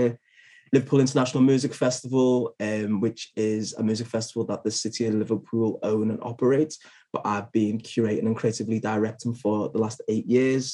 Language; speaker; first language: English; native; English